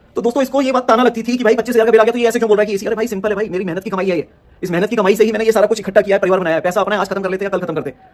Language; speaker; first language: Hindi; native; Hindi